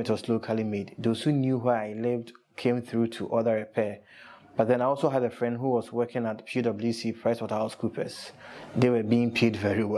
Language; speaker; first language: English; non-native, local second language; Akan